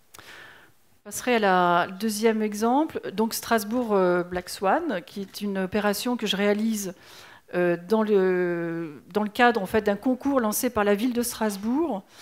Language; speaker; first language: French; native; French